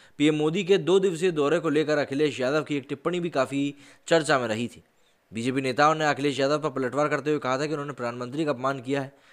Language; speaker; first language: Hindi; native; Hindi